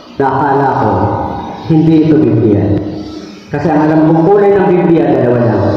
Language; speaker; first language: Filipino; non-native, local second language; Cebuano